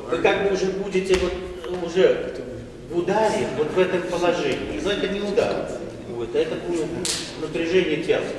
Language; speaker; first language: Russian; native; Russian